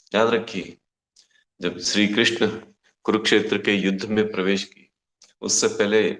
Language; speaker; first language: Hindi; non-native, local second language; Kannada